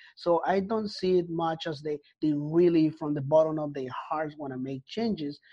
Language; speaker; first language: English; non-native, fluent; Spanish